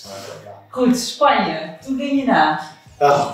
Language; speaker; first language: Dutch; native; Dutch